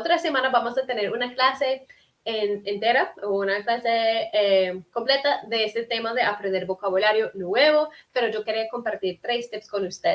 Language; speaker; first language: Spanish; early bilingual, heritage; Spanish